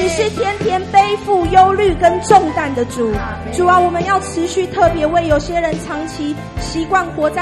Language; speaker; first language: Chinese; native; Chinese